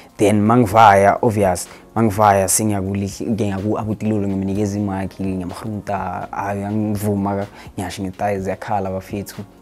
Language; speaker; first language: Zulu; native; Zulu